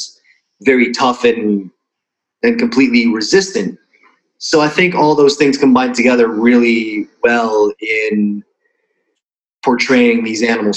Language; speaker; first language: English; non-native, fluent; Russian